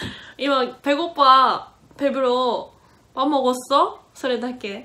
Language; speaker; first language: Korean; non-native, learner; Japanese